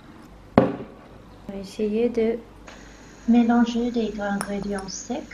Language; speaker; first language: French; non-native, fluent; Chinese